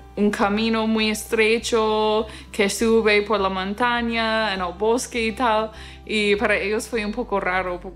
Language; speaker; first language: Spanish; non-native, fluent; English